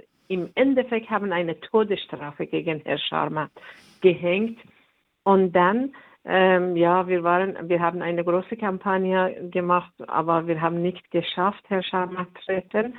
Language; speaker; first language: German; non-native, fluent; Persian